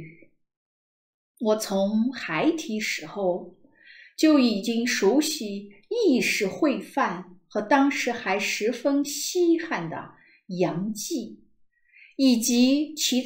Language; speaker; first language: Chinese; native; Chinese